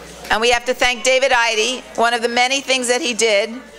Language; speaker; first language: English; native; English